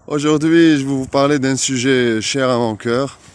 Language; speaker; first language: French; non-native, local second language; Arabic